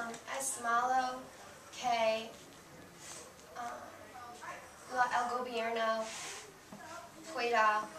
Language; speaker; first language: Spanish; non-native, learner; English